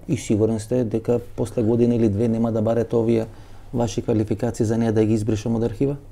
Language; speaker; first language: Macedonian; native; Macedonian